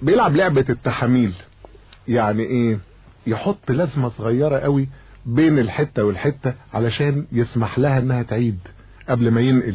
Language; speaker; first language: Arabic; native; Arabic